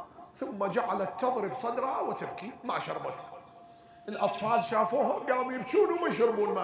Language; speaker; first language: Arabic; native; Arabic